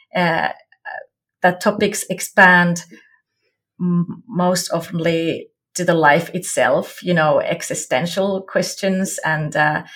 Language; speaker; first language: English; non-native, fluent; Finnish